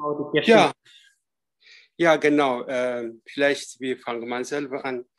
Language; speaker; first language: German; non-native, learner; Chinese